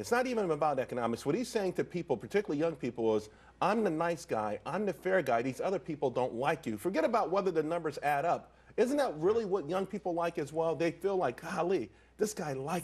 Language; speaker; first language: English; native; English